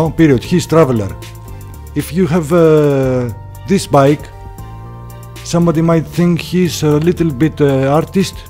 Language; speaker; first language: English; non-native, learner; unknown